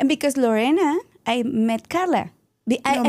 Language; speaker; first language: English; non-native, learner; Spanish